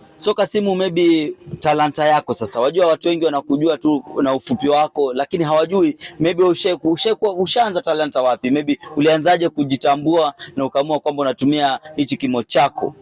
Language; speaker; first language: Swahili; non-native, local second language; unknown